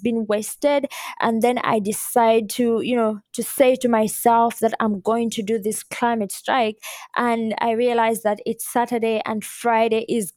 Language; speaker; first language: English; non-native, local second language; Ganda